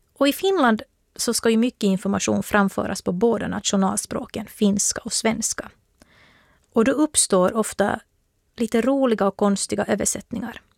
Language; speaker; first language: Swedish; native; Swedish